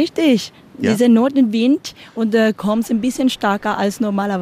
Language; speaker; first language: German; non-native, learner; Spanish